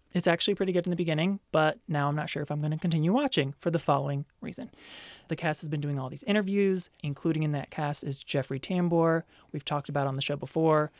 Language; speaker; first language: English; native; English